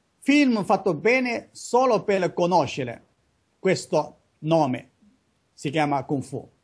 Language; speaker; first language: Italian; non-native, learner; Chinese